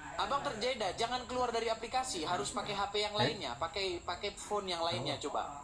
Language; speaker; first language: Indonesian; native; Indonesian